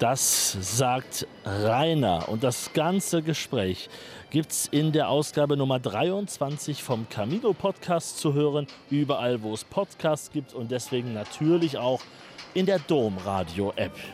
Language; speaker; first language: German; native; German